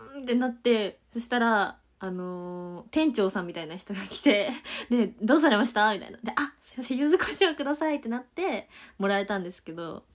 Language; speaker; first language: Japanese; native; Japanese